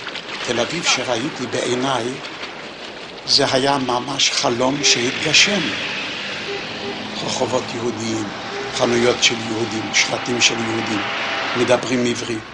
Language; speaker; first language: Hebrew; non-native, fluent; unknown